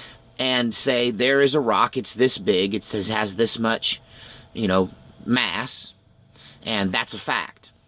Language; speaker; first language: English; native; English